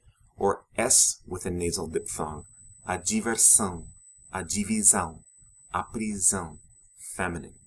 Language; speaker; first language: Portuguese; non-native, fluent; English